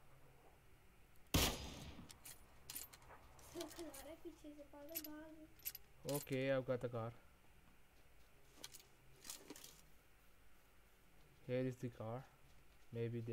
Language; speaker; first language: Hindi; native; Hindi